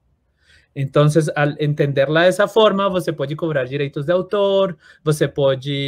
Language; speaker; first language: Portuguese; non-native, fluent; Spanish